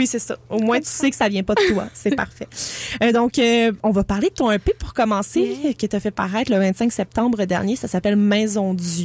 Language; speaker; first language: French; native; French